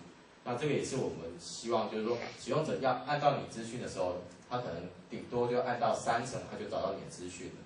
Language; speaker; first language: Chinese; native; Chinese